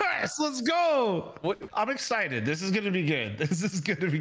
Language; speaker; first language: English; native; English